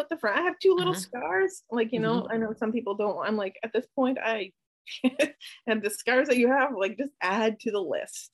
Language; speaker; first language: English; native; English